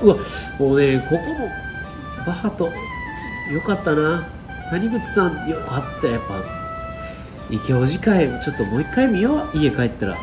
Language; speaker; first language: Japanese; native; Japanese